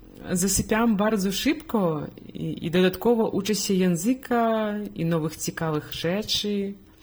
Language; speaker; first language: Polish; non-native, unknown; Belarusian